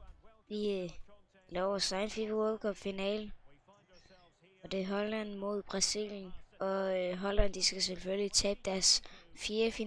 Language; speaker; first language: Danish; native; Danish